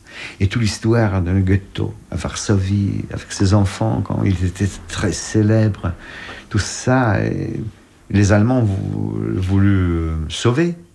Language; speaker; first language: French; non-native, fluent; Polish